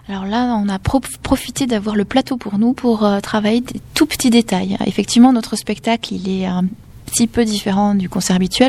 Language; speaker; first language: French; native; French